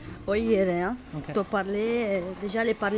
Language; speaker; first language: French; non-native, learner; Romanian